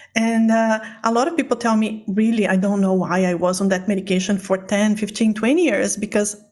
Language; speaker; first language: English; non-native, fluent; Portuguese